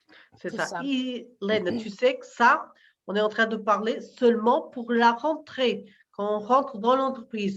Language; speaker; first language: French; non-native, fluent; Portuguese